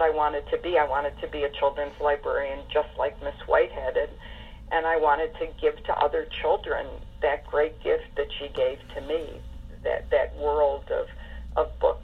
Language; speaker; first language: English; native; English